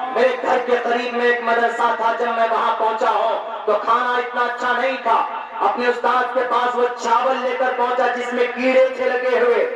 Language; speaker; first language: Urdu; native; Urdu